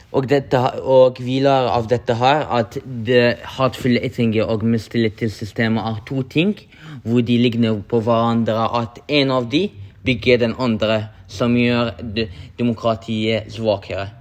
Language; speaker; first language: Norwegian; non-native, local second language; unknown